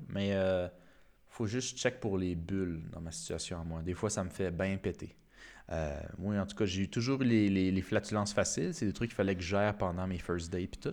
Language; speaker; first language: French; native; French